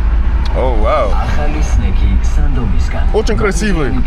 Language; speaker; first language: Russian; non-native, learner; English